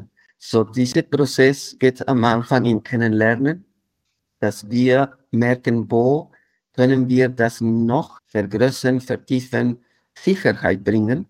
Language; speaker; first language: German; non-native, fluent; Spanish